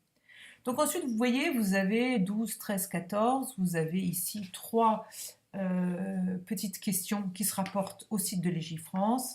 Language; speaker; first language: French; native; French